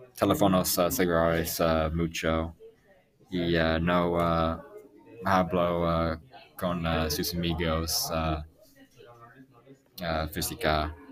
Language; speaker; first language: Spanish; non-native, learner; English